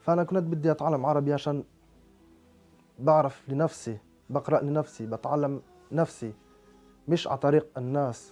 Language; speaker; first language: Arabic; non-native, fluent; French